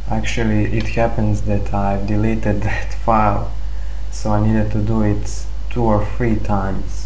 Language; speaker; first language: English; non-native, fluent; Serbian